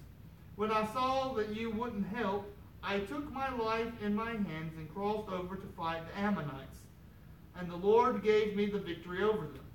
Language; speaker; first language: English; native; English